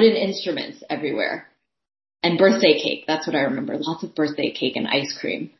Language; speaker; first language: English; early bilingual, other home language; Thai